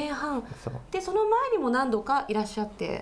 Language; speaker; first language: Japanese; native; Japanese